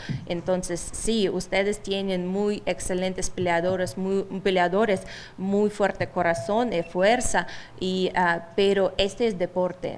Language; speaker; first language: Spanish; non-native, fluent; Russian